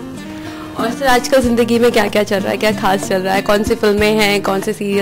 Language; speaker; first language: Hindi; native; Hindi